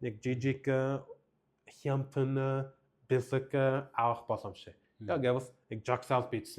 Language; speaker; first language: Mongolian; early bilingual, heritage; English